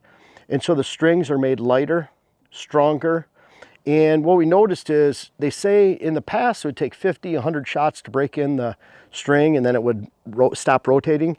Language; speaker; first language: English; native; English